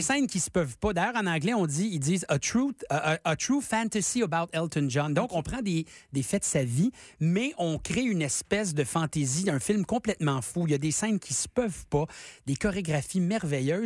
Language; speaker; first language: French; native; French